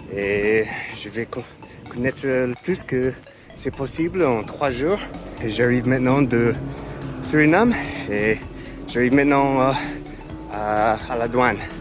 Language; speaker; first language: French; non-native, fluent; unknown